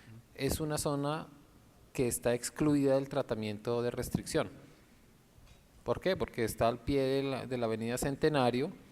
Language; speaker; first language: Spanish; native; Spanish